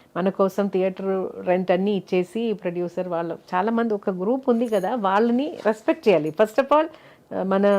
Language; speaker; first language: Telugu; non-native, fluent; Malayalam